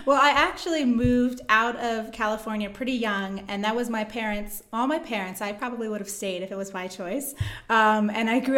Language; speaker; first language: English; native; English